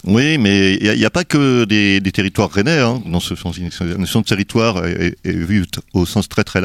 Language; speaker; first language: French; native; French